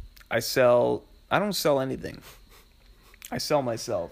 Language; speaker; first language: English; native; English